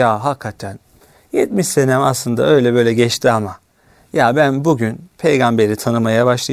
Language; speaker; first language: Turkish; native; Turkish